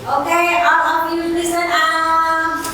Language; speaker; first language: English; non-native, local second language; Indonesian